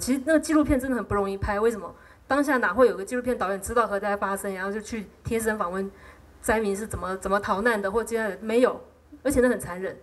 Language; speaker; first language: Chinese; native; Chinese